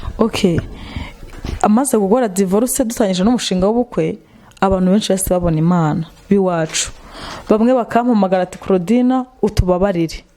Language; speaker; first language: Kinyarwanda; native; Kinyarwanda